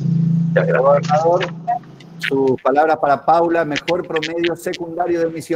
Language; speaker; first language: Spanish; native; Spanish